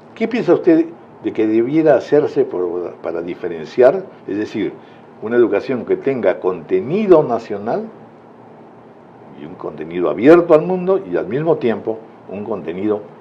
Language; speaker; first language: Spanish; native; Spanish